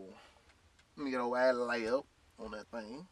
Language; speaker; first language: English; native; English